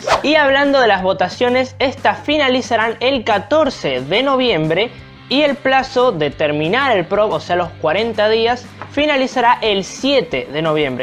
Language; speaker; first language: Spanish; native; Spanish